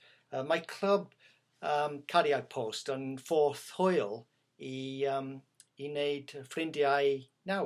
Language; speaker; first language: Welsh; non-native, learner; English